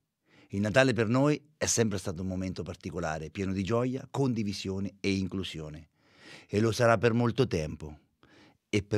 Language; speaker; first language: Italian; native; Italian